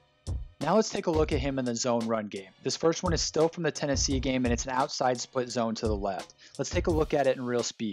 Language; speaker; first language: English; native; English